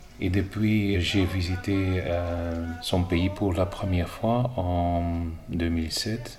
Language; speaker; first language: French; non-native, local second language; Dutch